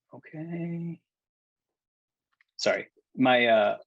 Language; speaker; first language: English; native; English